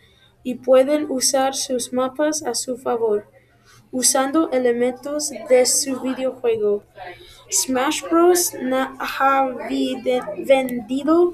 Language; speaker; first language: Spanish; non-native, learner; English